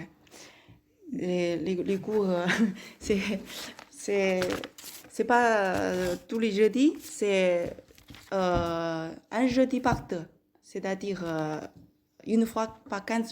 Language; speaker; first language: French; non-native, learner; Chinese